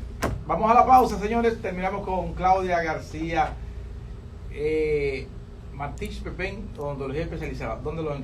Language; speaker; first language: Spanish; native; Spanish